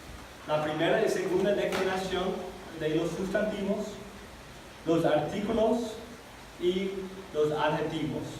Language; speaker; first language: Spanish; non-native, fluent; English